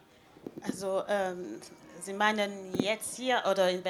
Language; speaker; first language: German; non-native, fluent; French